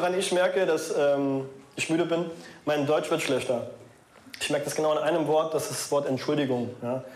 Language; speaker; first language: German; early bilingual, other home language; Arabic